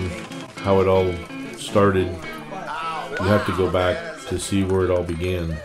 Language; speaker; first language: English; native; English